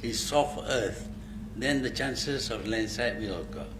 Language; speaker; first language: English; non-native, local second language; Malay